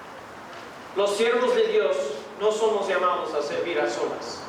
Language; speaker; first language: Spanish; non-native, fluent; English